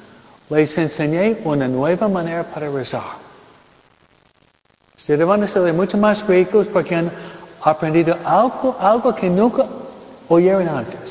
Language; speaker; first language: Spanish; non-native, fluent; English